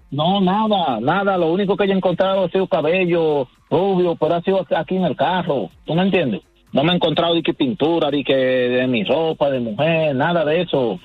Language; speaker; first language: Spanish; native; Spanish